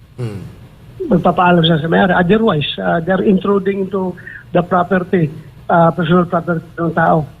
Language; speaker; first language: Filipino; non-native, local second language; Cebuano